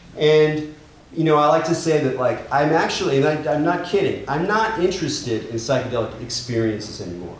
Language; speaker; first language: English; native; English